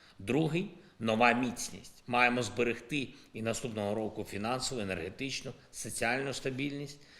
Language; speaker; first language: Ukrainian; non-native, local second language; Russian